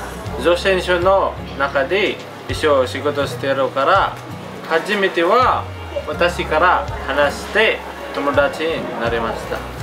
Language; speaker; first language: Japanese; non-native, learner; Filipino